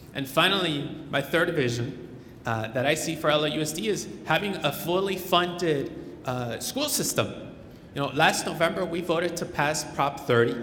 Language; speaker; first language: English; early bilingual, other home language; Spanish